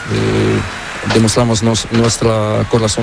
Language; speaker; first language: Spanish; non-native, learner; Portuguese